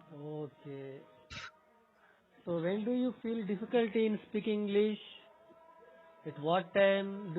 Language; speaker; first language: English; non-native, local second language; Telugu